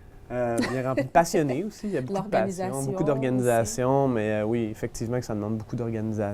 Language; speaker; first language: French; native; French